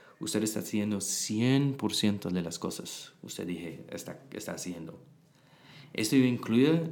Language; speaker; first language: Spanish; non-native, learner; English